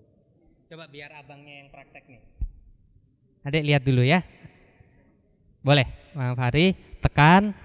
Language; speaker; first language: Indonesian; native; Indonesian